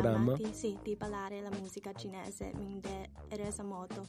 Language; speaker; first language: Italian; non-native, learner; Chinese